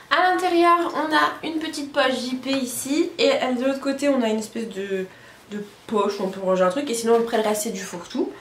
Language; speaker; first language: French; native; French